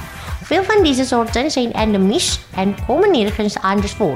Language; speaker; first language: Dutch; non-native, fluent; Indonesian